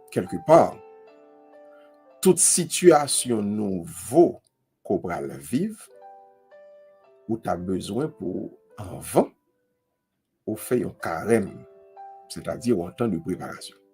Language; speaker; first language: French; non-native, local second language; Haitian Creole